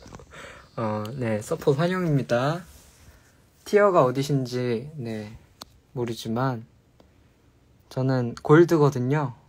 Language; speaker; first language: Korean; native; Korean